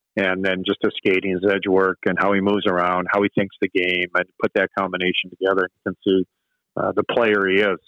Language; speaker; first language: English; native; English